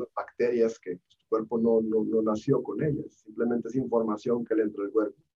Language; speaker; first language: Spanish; native; Spanish